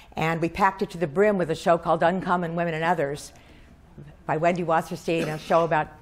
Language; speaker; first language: English; native; English